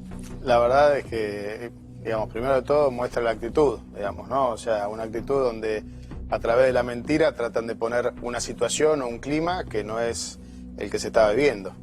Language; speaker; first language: Spanish; native; Spanish